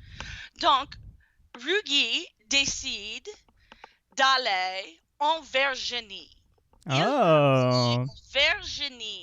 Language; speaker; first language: French; non-native, fluent; English